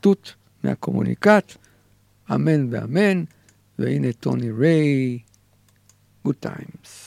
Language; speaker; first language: Hebrew; native; Hebrew